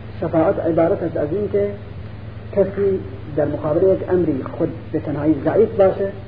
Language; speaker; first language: Persian; non-native, local second language; Central Kurdish